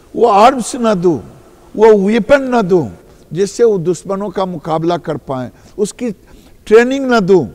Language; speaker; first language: Hindi; native; Hindi